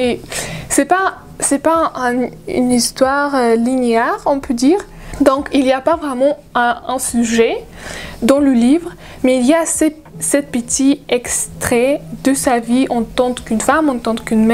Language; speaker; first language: French; non-native, fluent; Russian